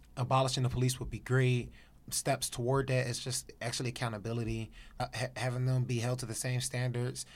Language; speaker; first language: English; native; English